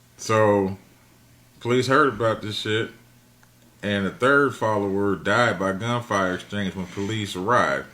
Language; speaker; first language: English; native; English